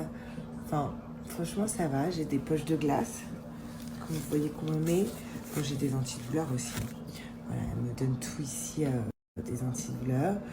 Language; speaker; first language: French; native; French